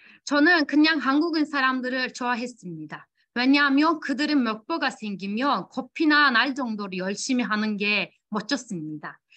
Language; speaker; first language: Korean; non-native, fluent; Turkish